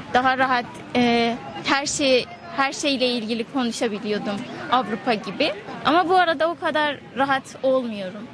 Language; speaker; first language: Turkish; non-native, learner; Persian